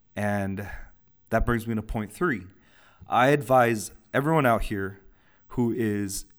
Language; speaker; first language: English; native; English